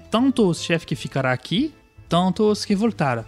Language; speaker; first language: Portuguese; non-native, fluent; French